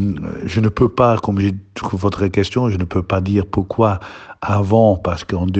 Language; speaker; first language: French; non-native, learner; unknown